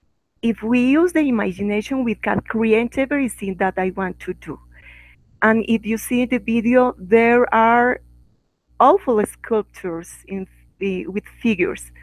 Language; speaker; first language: English; non-native, learner; Spanish